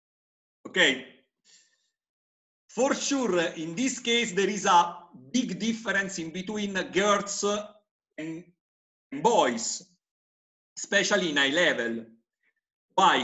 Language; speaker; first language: English; non-native, fluent; Italian